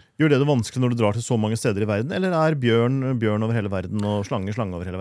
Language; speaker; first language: Norwegian; native; Norwegian